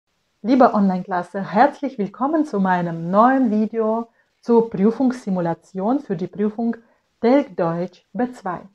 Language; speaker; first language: German; non-native, fluent; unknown